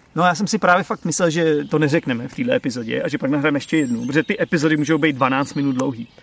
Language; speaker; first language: Czech; native; Czech